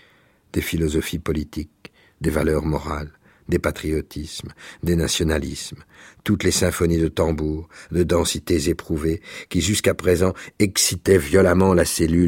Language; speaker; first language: French; native; French